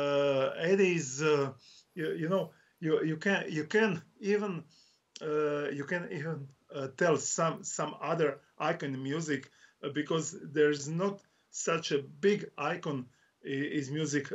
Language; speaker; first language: English; non-native, learner; Croatian